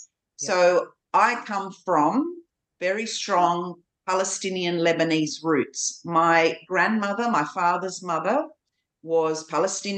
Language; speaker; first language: English; native; English